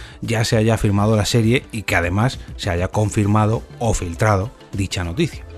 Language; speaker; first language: Spanish; native; Spanish